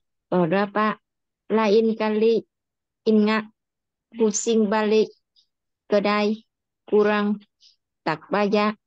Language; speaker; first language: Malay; non-native, learner; Vietnamese